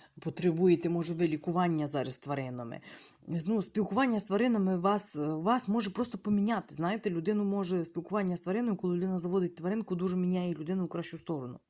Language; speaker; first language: Ukrainian; non-native, local second language; Russian